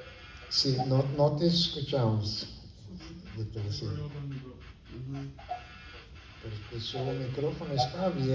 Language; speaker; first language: Spanish; non-native, fluent; Papiamento